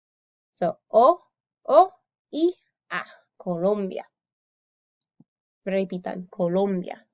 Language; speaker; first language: Spanish; non-native, fluent; English